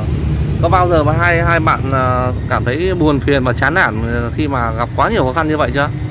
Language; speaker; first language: Vietnamese; native; Vietnamese